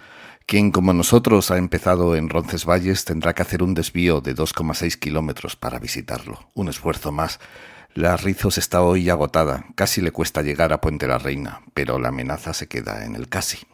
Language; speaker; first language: Spanish; native; Spanish